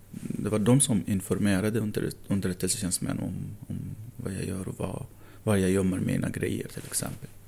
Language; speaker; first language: Swedish; non-native, fluent; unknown